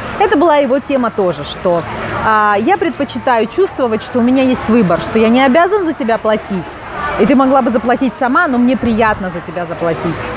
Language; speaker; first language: Russian; native; Russian